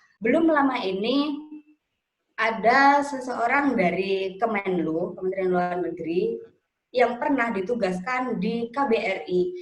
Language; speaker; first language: Indonesian; native; Indonesian